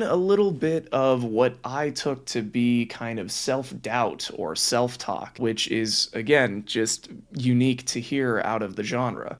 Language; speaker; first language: English; native; English